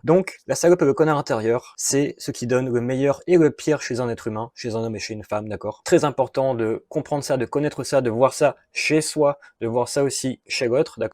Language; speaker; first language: French; native; French